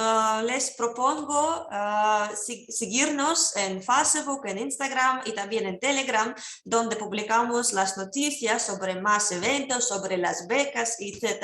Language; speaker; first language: Spanish; non-native, fluent; Russian